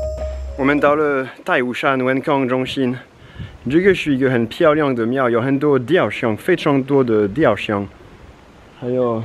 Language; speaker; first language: Chinese; non-native, fluent; French